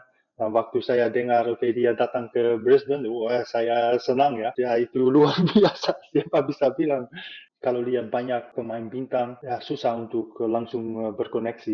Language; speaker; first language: Indonesian; non-native, fluent; Dutch